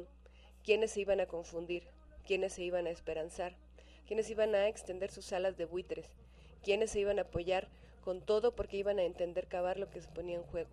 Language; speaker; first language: Spanish; native; Spanish